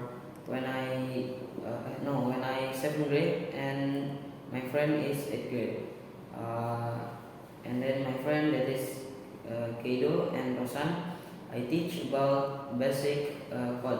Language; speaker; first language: English; non-native, learner; Indonesian